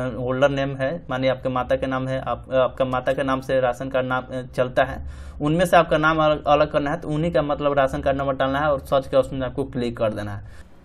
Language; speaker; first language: Hindi; native; Hindi